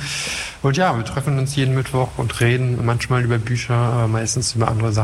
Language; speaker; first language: German; non-native, fluent; French